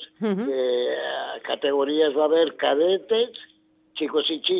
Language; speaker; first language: Spanish; native; Spanish